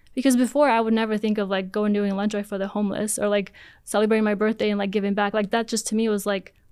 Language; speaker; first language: English; early bilingual, other home language; Polish